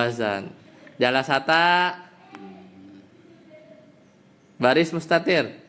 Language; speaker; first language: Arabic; non-native, fluent; Indonesian